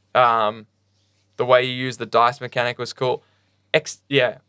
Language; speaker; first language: English; native; English